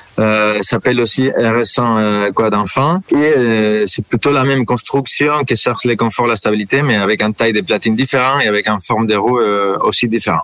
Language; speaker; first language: French; non-native, fluent; Spanish